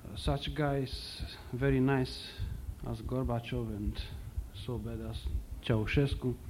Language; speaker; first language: English; non-native, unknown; Romanian